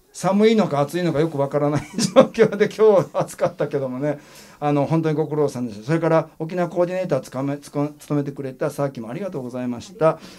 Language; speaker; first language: Japanese; native; Japanese